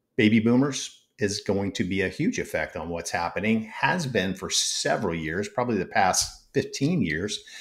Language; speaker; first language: English; native; English